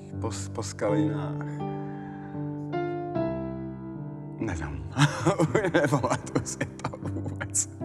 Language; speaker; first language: Czech; early bilingual, other home language; Arabic